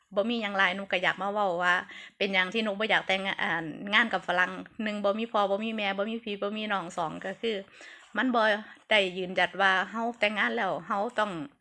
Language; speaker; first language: Thai; native; Thai